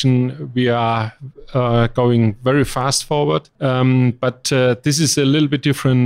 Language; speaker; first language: English; non-native, fluent; German